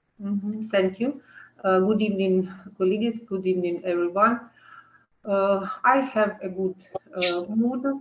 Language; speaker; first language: English; non-native, learner; Ukrainian